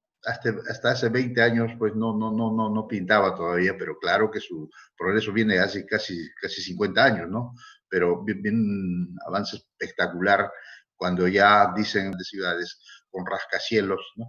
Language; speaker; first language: Spanish; native; Spanish